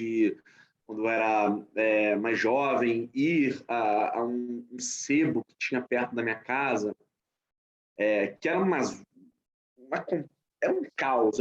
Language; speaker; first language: Portuguese; native; Portuguese